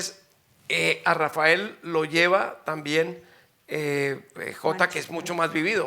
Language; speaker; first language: Spanish; native; Spanish